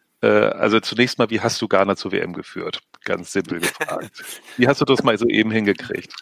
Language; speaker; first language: German; native; German